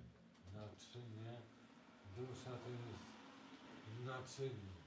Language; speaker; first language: Polish; native; Polish